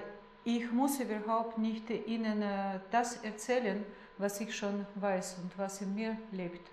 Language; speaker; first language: German; non-native, fluent; Russian